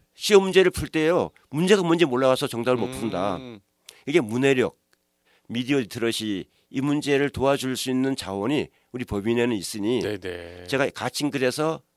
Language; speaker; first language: Korean; native; Korean